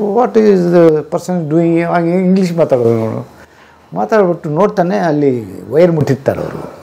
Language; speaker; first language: Kannada; non-native, local second language; Tamil